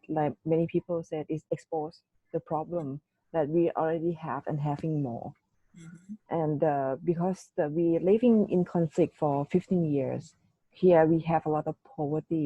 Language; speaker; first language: English; non-native, learner; Thai